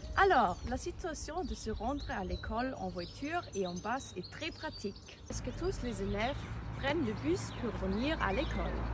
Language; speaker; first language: French; non-native, learner; German